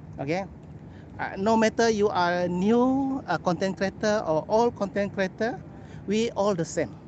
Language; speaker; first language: English; non-native, local second language; Malay